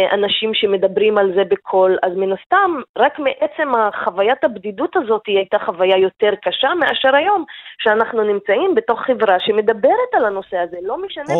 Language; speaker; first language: Hebrew; non-native, local second language; Arabic